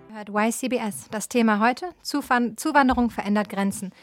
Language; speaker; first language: German; native; German